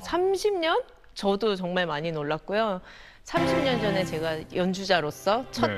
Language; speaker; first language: Korean; native; Korean